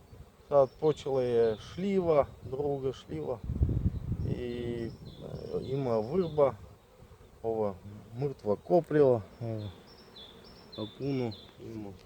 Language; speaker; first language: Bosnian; non-native, learner; Russian